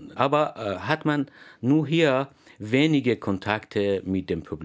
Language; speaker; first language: German; non-native, fluent; Persian